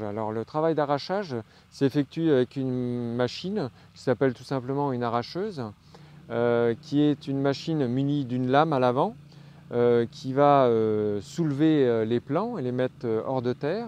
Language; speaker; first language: French; native; French